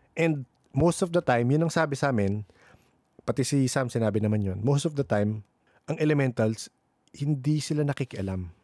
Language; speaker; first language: Filipino; native; Filipino